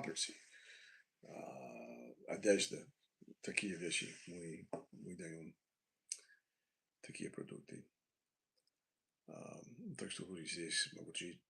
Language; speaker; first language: Russian; non-native, learner; English